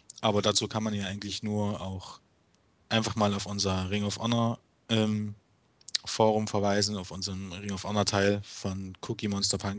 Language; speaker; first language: German; native; German